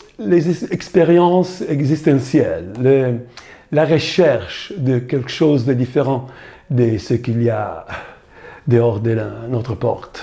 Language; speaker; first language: French; non-native, fluent; Italian